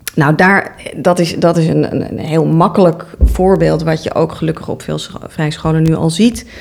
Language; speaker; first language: Dutch; native; Dutch